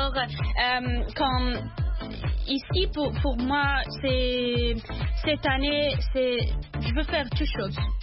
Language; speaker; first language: French; non-native, learner; Arabic